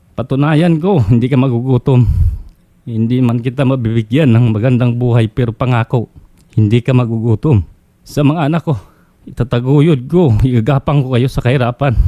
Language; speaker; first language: Filipino; non-native, local second language; Cebuano